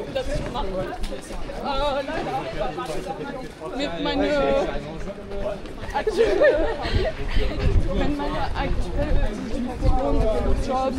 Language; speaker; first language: German; non-native, fluent; French